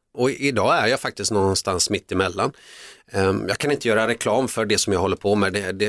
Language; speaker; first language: Swedish; early bilingual, other home language; Finnish